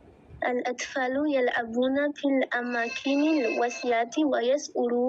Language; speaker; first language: Arabic; non-native, learner; Bangla